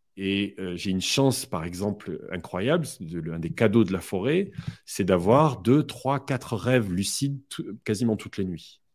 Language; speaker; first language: French; native; French